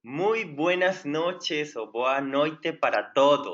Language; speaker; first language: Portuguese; non-native, learner; Spanish